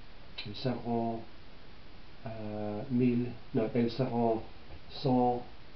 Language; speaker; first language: French; non-native, learner; English